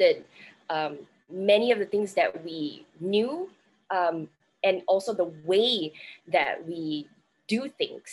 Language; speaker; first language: English; native; English